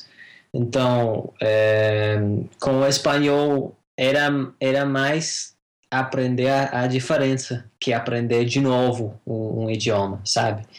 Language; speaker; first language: Portuguese; non-native, fluent; English